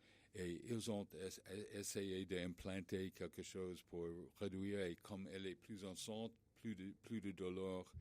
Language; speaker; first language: French; non-native, learner; English